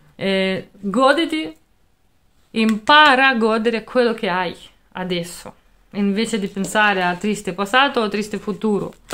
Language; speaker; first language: Italian; non-native, fluent; Russian